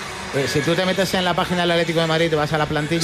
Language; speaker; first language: Spanish; native; Spanish